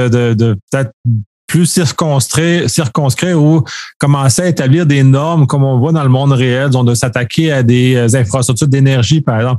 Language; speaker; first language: French; native; French